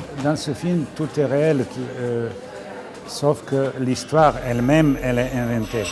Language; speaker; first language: French; non-native, fluent; Serbian